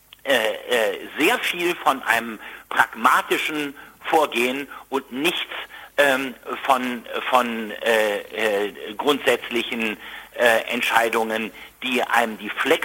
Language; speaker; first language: German; native; German